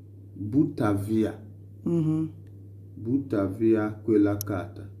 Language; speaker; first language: Italian; non-native, learner; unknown